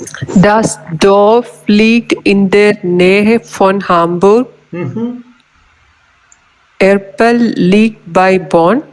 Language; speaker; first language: German; non-native, learner; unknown